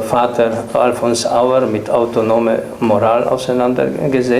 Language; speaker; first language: German; non-native, fluent; Slovenian